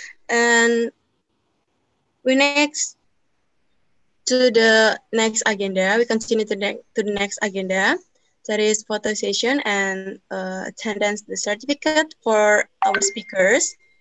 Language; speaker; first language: English; non-native, learner; Indonesian